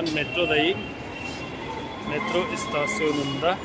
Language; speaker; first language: Turkish; non-native, fluent; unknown